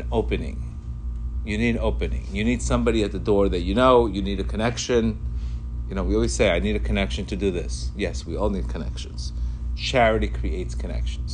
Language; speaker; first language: English; non-native, fluent; Spanish